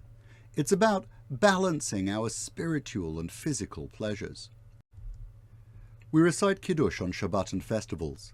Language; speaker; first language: English; native; English